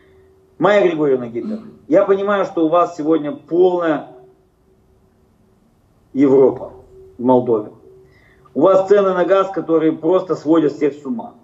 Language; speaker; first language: Russian; native; Russian